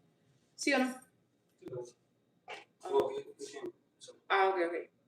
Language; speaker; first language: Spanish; non-native, learner; English